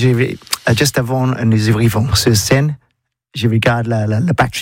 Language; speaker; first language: French; non-native, learner; English